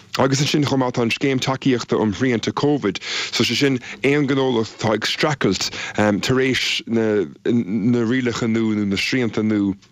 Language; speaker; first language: Irish; native; Irish